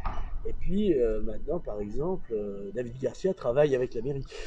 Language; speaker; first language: French; native; French